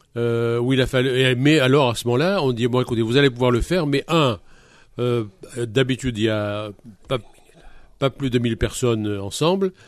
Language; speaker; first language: French; native; French